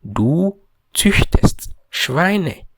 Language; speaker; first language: German; non-native, fluent; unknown